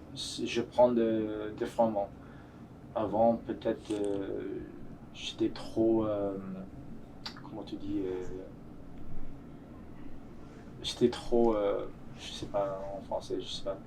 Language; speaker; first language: French; non-native, fluent; English